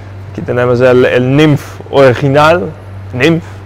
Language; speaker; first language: Spanish; non-native, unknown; Dutch